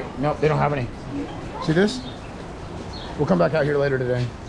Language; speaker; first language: English; native; English